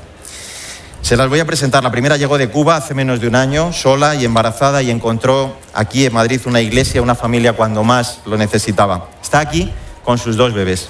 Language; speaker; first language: Spanish; native; Spanish